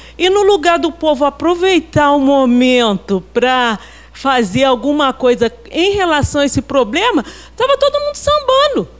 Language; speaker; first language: Portuguese; native; Portuguese